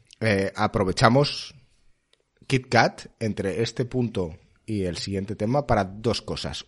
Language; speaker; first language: Spanish; native; Spanish